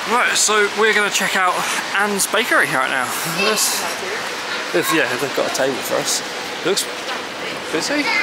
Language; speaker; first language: English; native; English